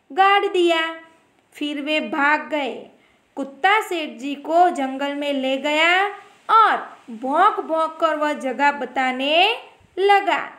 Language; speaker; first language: Hindi; non-native, local second language; Gujarati